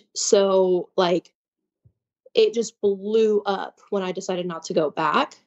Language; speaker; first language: English; native; English